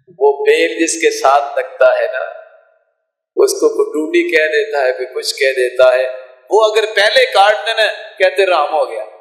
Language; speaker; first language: Urdu; non-native, local second language; Punjabi